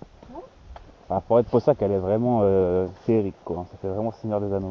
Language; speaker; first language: French; native; French